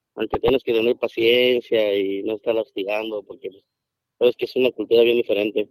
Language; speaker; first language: Spanish; native; Spanish